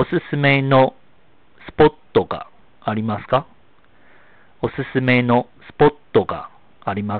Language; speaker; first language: Japanese; non-native, fluent; Chinese